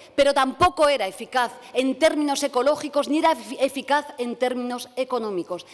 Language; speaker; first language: Spanish; native; Spanish